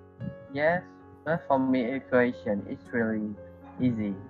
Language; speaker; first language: English; non-native, learner; Vietnamese